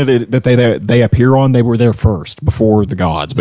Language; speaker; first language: English; native; English